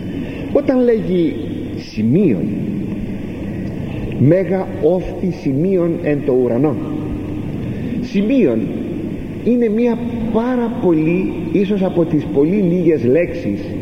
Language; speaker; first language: Greek; native; Greek